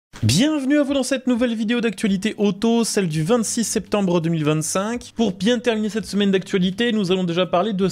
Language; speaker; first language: French; native; French